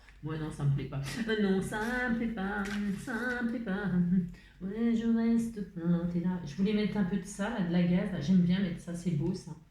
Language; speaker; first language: French; native; French